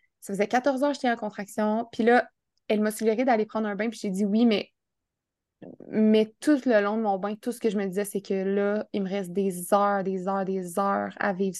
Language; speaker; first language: French; native; French